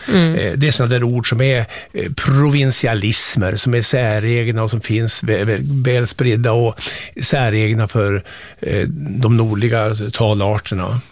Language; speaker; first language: Swedish; native; Swedish